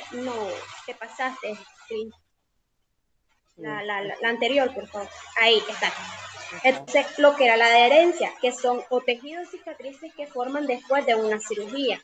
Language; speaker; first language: Spanish; native; Spanish